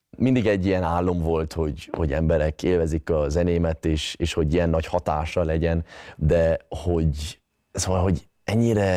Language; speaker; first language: Hungarian; early bilingual, heritage; Hungarian